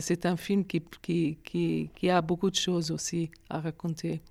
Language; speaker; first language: French; non-native, fluent; Arabic